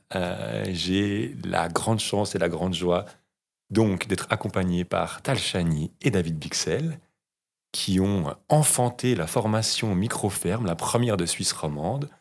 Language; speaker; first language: French; native; French